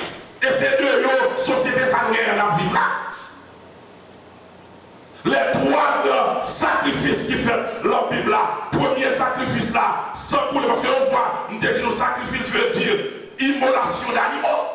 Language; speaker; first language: French; non-native, local second language; Haitian Creole